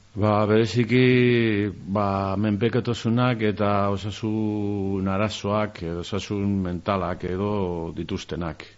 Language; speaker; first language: Basque; non-native, local second language; Spanish